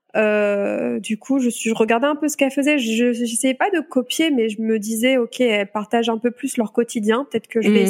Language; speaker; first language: French; native; French